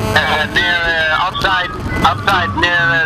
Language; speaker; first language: English; non-native, learner; Thai